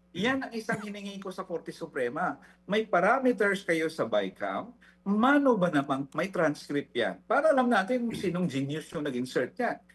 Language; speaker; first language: Filipino; non-native, local second language; Hiligaynon